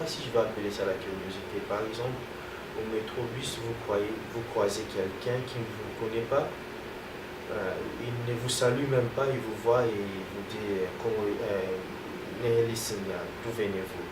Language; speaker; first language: French; non-native, local second language; Lingala